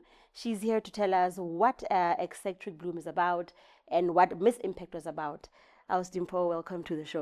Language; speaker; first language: English; non-native, local second language; Southern Sotho